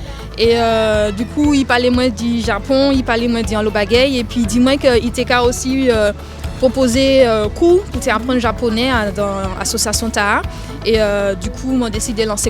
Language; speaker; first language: French; non-native, local second language; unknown